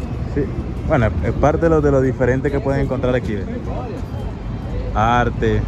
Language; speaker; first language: Spanish; native; Spanish